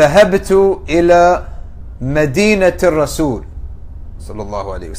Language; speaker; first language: Arabic; early bilingual, heritage; English